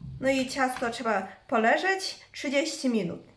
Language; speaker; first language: Polish; non-native, learner; Chinese